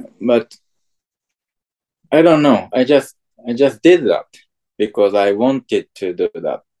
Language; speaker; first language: English; non-native, fluent; Japanese